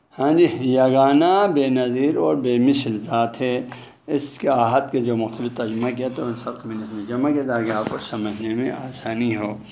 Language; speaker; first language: Urdu; non-native, local second language; Balti